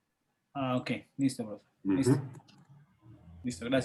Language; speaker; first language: Spanish; native; Spanish